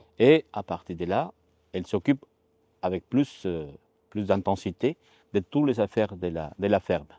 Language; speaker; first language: French; non-native, fluent; Spanish